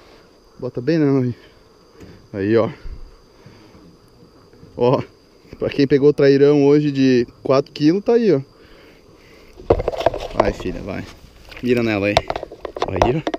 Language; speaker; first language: Portuguese; native; Portuguese